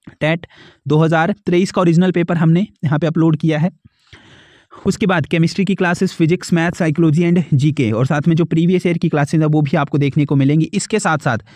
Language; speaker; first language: Hindi; native; Hindi